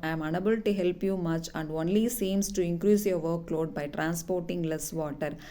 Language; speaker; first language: English; non-native, local second language; Tamil